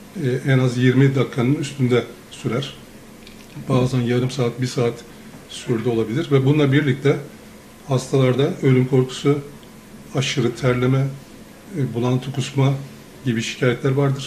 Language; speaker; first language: Turkish; native; Turkish